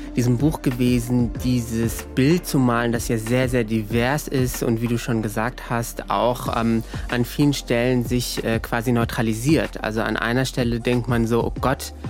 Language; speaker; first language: German; early bilingual, other home language; Arabic